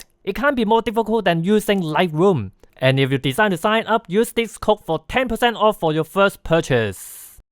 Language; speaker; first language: English; non-native, fluent; Cantonese